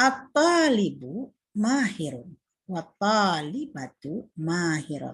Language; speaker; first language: Arabic; non-native, fluent; Indonesian